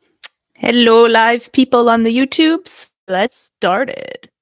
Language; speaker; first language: English; native; English